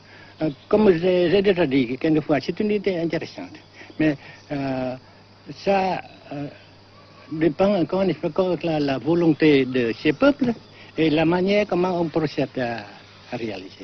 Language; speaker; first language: French; non-native, local second language; Vietnamese